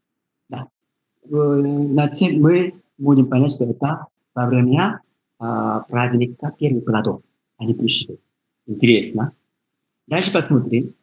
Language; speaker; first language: Russian; non-native, learner; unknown